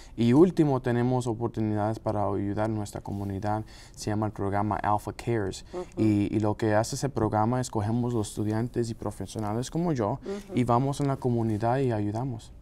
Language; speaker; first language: Spanish; non-native, local second language; English